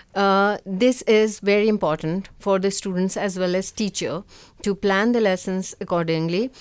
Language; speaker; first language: English; non-native, local second language; Urdu